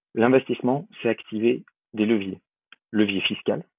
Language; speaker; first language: French; native; French